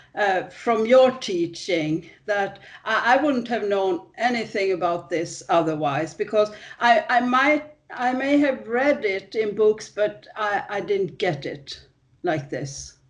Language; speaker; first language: English; non-native, fluent; Swedish